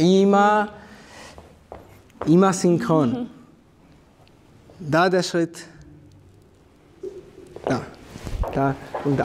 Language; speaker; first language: German; non-native, fluent; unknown